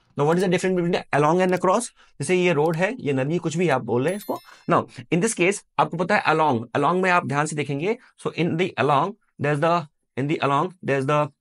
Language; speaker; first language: Hindi; native; Hindi